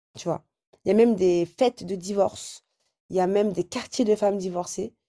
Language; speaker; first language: French; early bilingual, other home language; Arabic